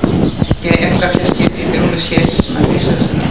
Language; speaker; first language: Greek; native; Greek